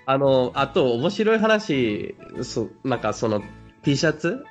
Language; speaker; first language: Japanese; non-native, fluent; Spanish